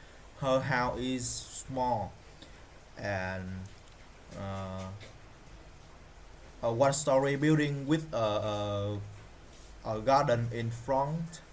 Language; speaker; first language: English; non-native, learner; Vietnamese